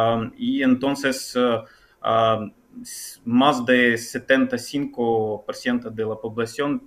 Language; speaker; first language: Spanish; non-native, fluent; Ukrainian